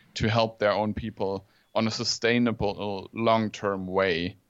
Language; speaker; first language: English; non-native, fluent; German